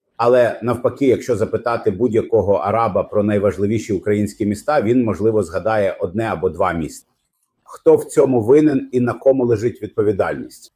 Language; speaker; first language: Ukrainian; non-native, fluent; Arabic